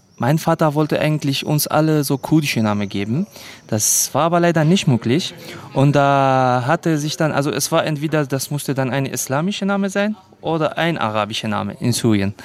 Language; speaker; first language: German; early bilingual, other home language; Kurdish